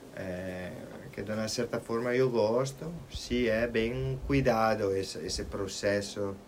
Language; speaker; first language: Portuguese; non-native, fluent; Italian